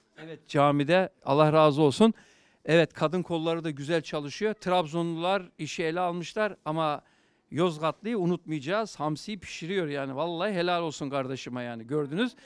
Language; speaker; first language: Turkish; native; Turkish